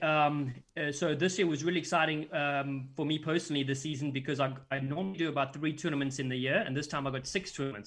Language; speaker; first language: English; native; English